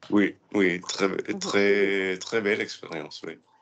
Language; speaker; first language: French; non-native, learner; English